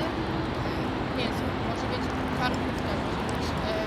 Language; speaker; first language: Polish; non-native, learner; Afrikaans